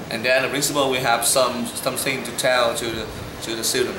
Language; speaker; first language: English; non-native, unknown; Vietnamese